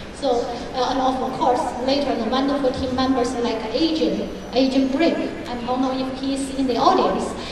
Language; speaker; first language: English; non-native, fluent; Chinese